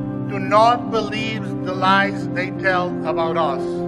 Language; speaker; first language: English; non-native, fluent; Spanish